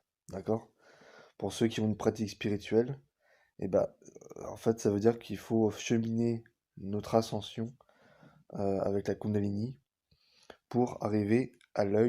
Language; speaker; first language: French; native; French